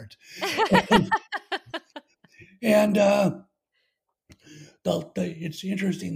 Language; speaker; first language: English; native; English